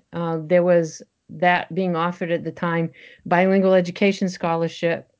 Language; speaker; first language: English; early bilingual, other home language; French